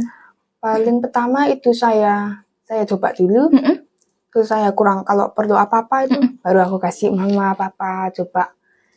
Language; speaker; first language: Indonesian; non-native, local second language; English